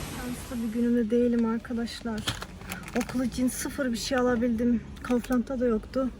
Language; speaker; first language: Turkish; early bilingual, heritage; Turkish